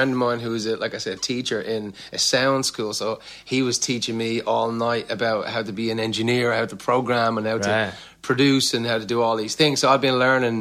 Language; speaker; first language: English; native; English